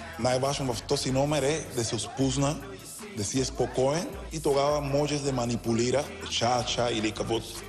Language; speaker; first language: Bulgarian; non-native, learner; Spanish